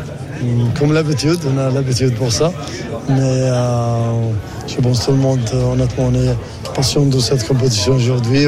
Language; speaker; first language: French; non-native, learner; Arabic